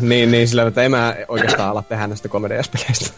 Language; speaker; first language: Finnish; native; Finnish